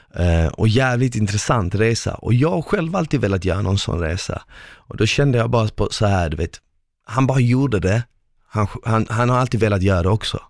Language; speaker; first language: Swedish; early bilingual, other home language; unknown